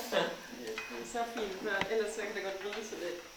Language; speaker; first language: Danish; native; Danish